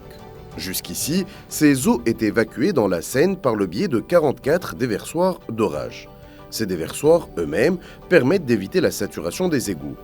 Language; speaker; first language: French; native; French